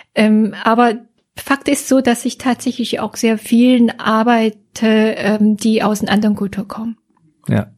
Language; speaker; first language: German; non-native, fluent; Korean